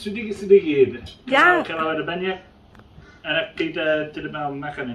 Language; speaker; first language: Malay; non-native, learner; English